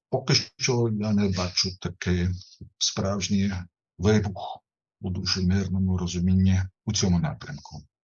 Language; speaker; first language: Ukrainian; non-native, fluent; German